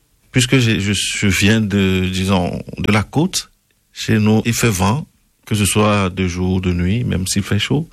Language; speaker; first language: French; non-native, local second language; Ewe